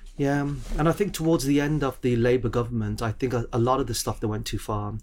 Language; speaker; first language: English; early bilingual, other home language; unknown